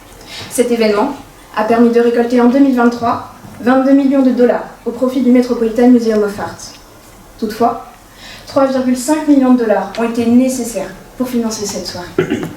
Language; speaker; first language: French; native; French